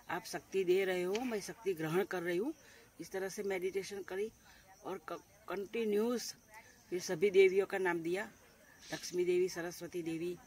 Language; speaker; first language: Hindi; non-native, local second language; Gujarati